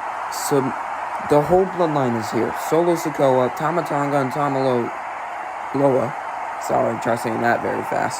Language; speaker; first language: English; native; English